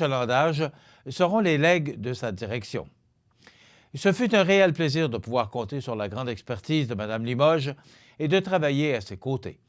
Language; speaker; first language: French; native; French